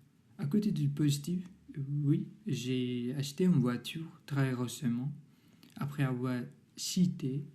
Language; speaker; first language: French; non-native, learner; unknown